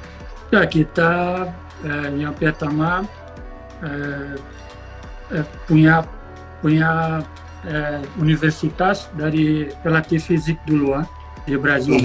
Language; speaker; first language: Indonesian; non-native, fluent; Portuguese